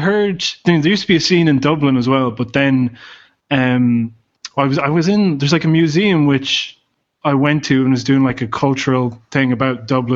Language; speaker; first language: English; native; English